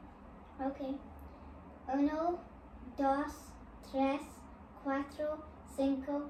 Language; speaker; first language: Spanish; non-native, learner; Arabic